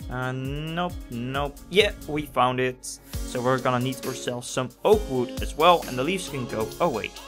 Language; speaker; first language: English; non-native, fluent; Dutch